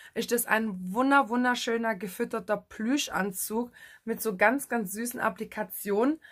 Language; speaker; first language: German; native; German